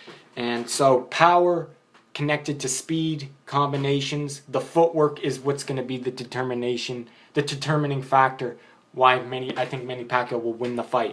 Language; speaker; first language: English; native; English